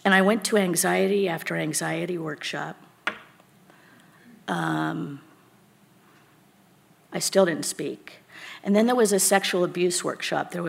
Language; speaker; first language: English; native; English